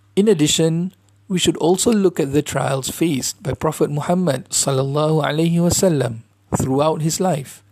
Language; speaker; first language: English; non-native, local second language; Malay